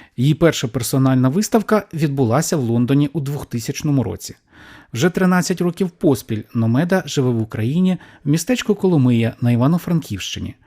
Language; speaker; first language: Ukrainian; native; Ukrainian